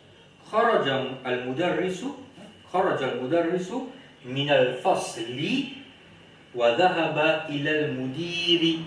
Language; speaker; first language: Arabic; non-native, learner; Haitian Creole